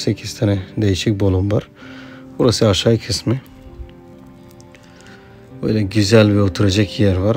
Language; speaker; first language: Turkish; non-native, fluent; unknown